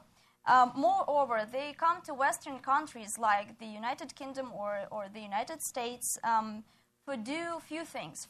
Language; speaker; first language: English; non-native, fluent; Ukrainian